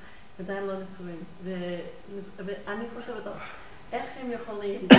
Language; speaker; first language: Hebrew; non-native, fluent; English